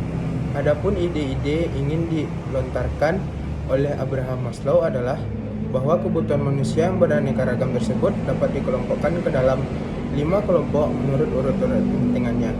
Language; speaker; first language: Indonesian; native; Indonesian